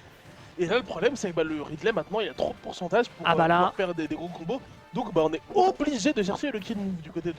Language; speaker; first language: French; native; French